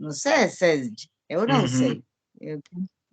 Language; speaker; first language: Portuguese; non-native, learner; Spanish